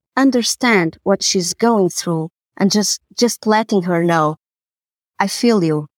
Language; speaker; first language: English; non-native, fluent; Portuguese